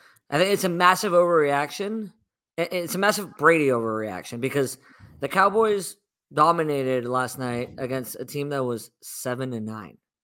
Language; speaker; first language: English; native; English